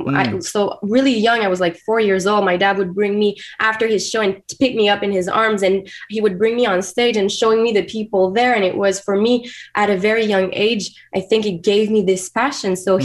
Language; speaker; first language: English; non-native, fluent; French